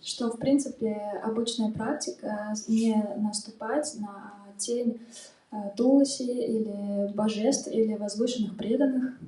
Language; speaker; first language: Russian; native; Russian